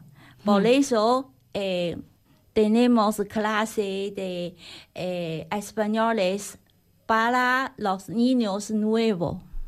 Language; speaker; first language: Spanish; non-native, learner; Chinese